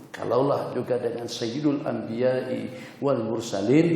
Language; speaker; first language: Malay; non-native, fluent; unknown